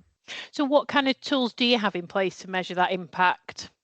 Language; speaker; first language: English; native; English